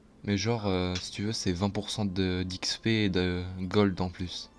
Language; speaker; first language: French; native; French